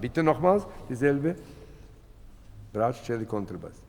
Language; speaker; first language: German; non-native, fluent; Latvian